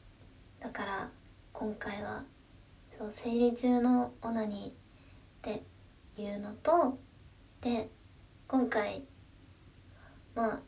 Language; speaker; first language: Japanese; native; Japanese